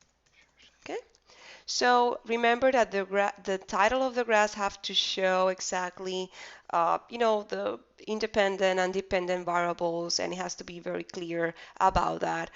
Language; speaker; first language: English; non-native, fluent; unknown